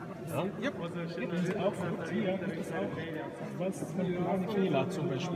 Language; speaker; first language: German; non-native, learner; Arabic